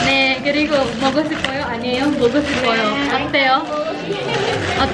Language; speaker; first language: Korean; non-native, learner; Indonesian